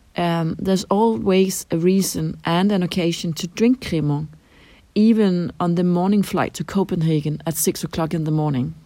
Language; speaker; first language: English; non-native, fluent; Danish